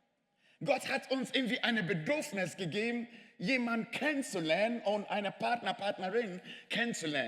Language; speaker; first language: German; non-native, fluent; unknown